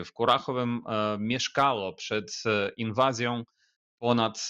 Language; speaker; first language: Polish; non-native, fluent; Ukrainian